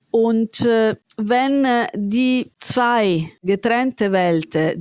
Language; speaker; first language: German; non-native, fluent; Italian